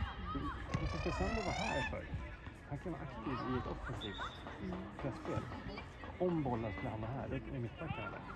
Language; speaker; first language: Swedish; native; Swedish